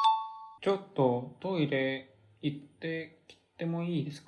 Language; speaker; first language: Japanese; non-native, learner; Korean